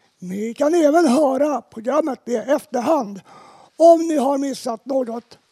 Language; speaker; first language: Swedish; native; Swedish